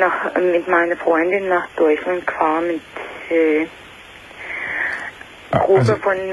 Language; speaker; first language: German; non-native, learner; Russian